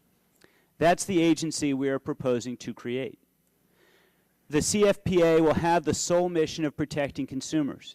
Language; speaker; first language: English; native; English